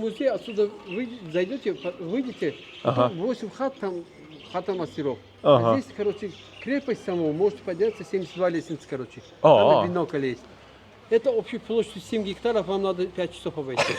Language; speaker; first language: Russian; non-native, local second language; Tajik